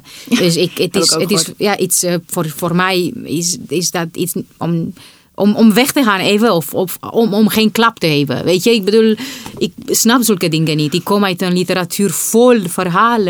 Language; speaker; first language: Dutch; non-native, fluent; Romanian